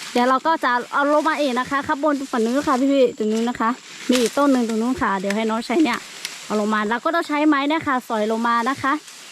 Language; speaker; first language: Thai; non-native, local second language; Lahu